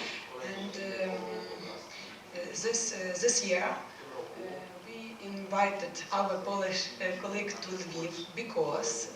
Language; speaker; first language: English; non-native, learner; Ukrainian